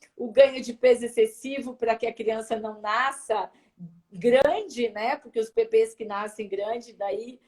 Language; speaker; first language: Portuguese; native; Portuguese